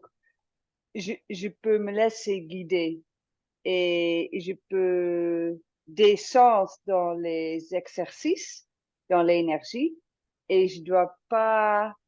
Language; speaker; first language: French; non-native, fluent; Dutch